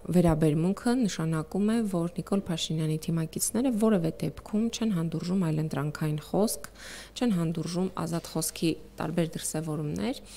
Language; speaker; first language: Armenian; native; Armenian